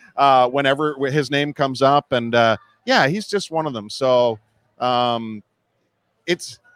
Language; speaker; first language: English; native; English